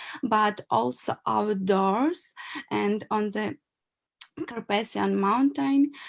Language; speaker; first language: English; non-native, learner; Ukrainian